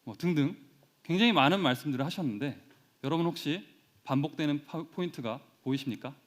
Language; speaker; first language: Korean; native; Korean